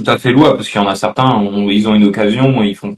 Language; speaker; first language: French; native; French